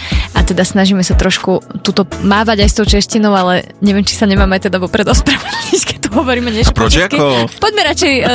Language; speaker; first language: Slovak; native; Slovak